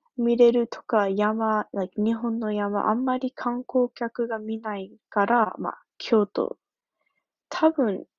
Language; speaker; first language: Japanese; early bilingual, heritage; Japanese